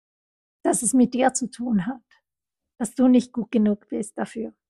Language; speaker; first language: German; non-native, fluent; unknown